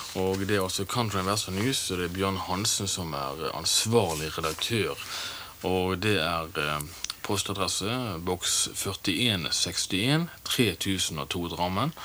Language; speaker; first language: Norwegian; native; Norwegian